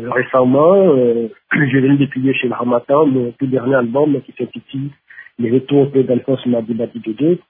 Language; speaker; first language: French; non-native, local second language; Lingala